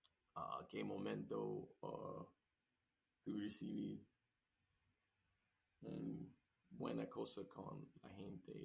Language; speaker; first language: Spanish; non-native, learner; English